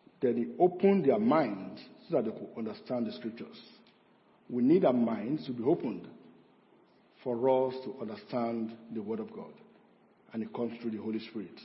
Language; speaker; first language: English; non-native, local second language; Yoruba